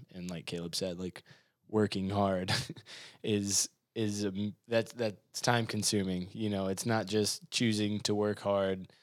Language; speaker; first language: English; native; English